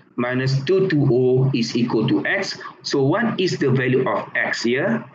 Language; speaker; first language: English; non-native, local second language; Malay